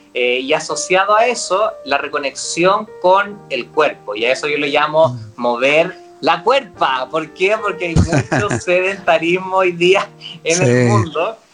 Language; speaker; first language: Spanish; native; Spanish